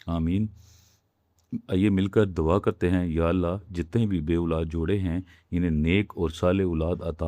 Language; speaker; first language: Urdu; native; Urdu